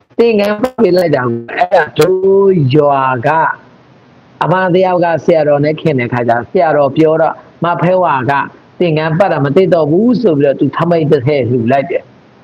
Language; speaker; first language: Burmese; non-native, local second language; Mon